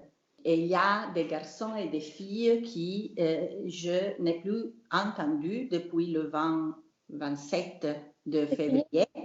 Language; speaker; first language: French; non-native, learner; Italian